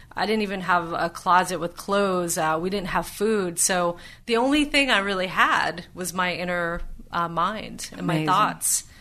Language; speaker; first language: English; native; English